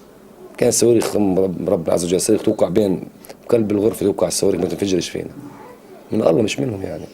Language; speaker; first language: Arabic; native; Arabic